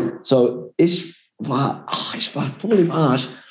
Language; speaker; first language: German; non-native, learner; English